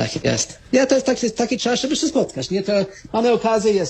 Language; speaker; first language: Polish; early bilingual, heritage; Polish